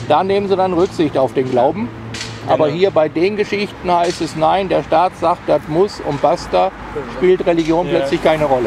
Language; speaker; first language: German; native; German